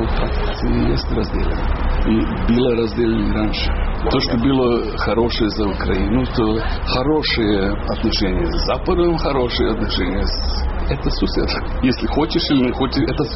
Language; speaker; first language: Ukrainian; non-native, learner; Serbian